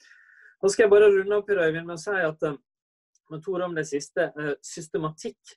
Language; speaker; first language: Norwegian; native; Norwegian